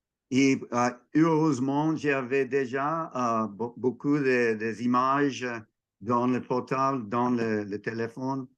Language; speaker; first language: French; non-native, learner; English